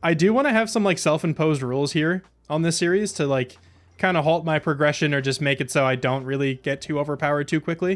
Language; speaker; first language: English; native; English